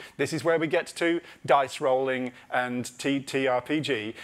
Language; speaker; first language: English; native; English